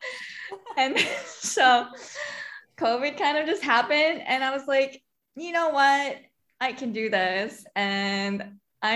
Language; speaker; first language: English; non-native, local second language; Filipino